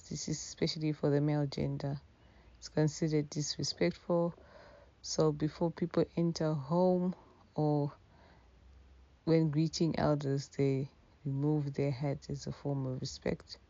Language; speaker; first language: English; non-native, local second language; Shona